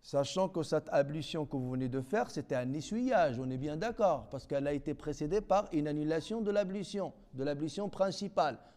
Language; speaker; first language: French; non-native, local second language; Arabic